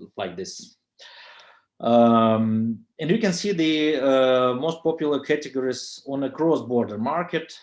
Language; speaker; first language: English; non-native, fluent; Russian